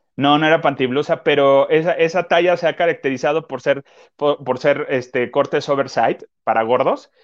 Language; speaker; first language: Spanish; native; Spanish